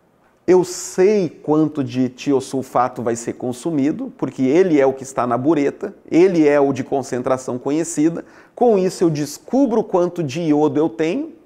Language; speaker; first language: Portuguese; native; Portuguese